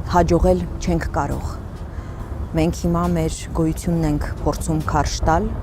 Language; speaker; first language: Armenian; native; Armenian